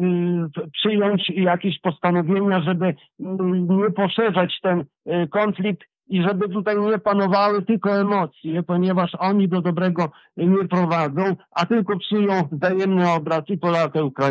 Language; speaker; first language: Polish; early bilingual, heritage; Polish